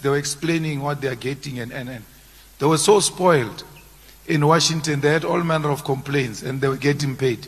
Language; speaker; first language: English; non-native, local second language; Northern Sotho